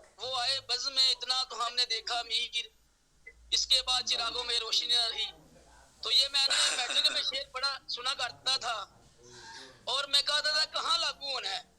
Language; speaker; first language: Urdu; non-native, local second language; Punjabi